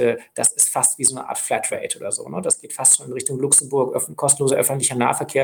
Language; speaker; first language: German; native; German